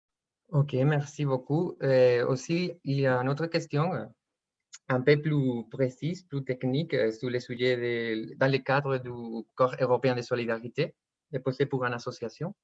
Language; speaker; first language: French; non-native, fluent; Spanish